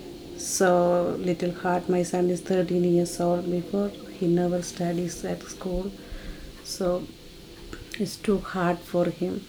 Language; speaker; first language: English; non-native, learner; Tamil